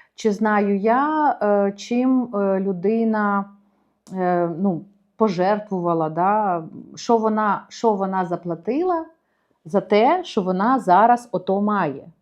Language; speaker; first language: Ukrainian; native; Ukrainian